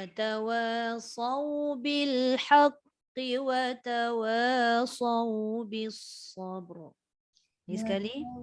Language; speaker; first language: Malay; native; Malay